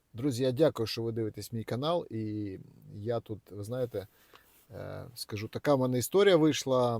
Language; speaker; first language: Ukrainian; non-native, local second language; Russian